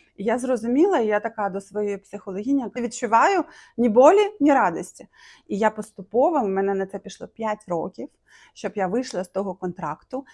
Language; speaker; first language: Ukrainian; non-native, local second language; Russian